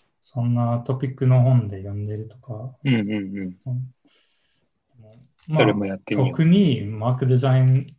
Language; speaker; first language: Japanese; non-native, learner; English